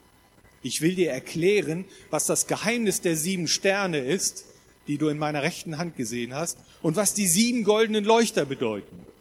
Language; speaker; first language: German; native; German